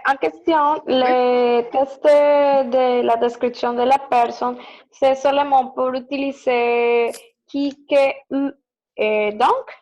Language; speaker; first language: French; non-native, learner; Spanish